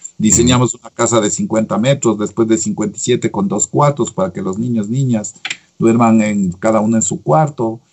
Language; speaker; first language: Spanish; native; Spanish